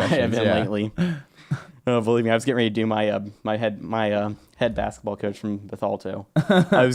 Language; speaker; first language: English; native; English